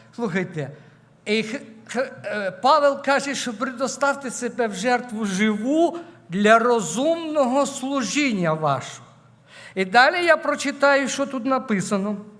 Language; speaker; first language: Ukrainian; native; Ukrainian